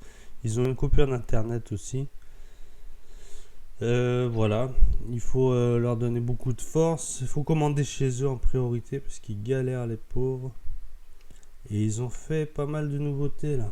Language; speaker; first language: French; native; French